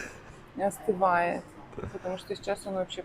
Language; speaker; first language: Russian; native; Russian